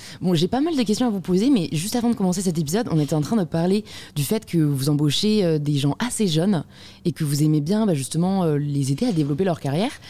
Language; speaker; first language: French; native; French